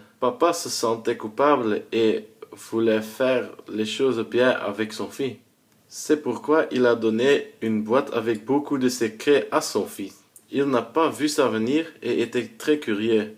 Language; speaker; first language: French; non-native, learner; Dutch